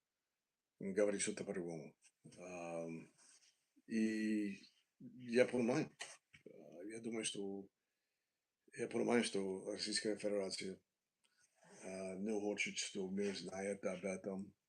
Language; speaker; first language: Russian; non-native, learner; English